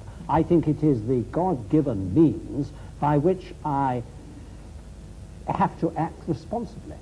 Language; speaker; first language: English; native; English